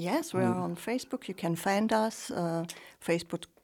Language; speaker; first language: English; non-native, fluent; German